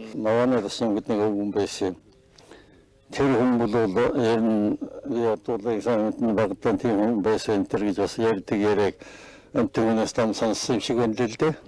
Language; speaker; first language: Mongolian; native; Mongolian